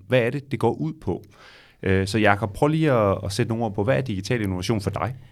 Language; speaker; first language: Danish; native; Danish